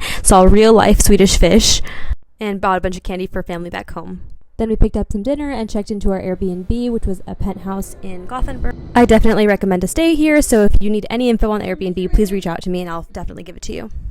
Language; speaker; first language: English; native; English